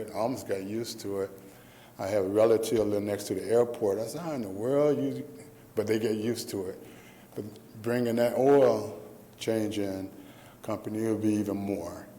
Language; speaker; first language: English; native; English